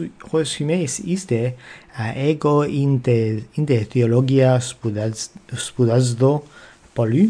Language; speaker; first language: Greek; non-native, fluent; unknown